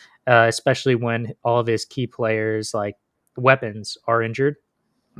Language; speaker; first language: English; native; English